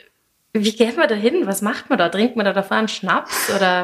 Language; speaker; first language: German; native; German